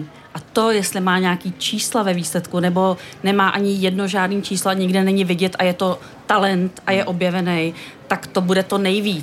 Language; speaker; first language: Czech; native; Czech